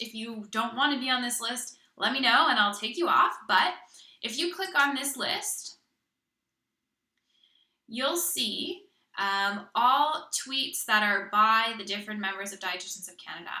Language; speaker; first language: English; native; English